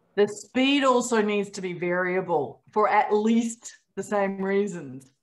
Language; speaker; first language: English; native; English